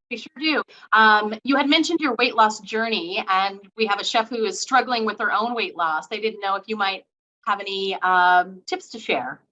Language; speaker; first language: English; native; English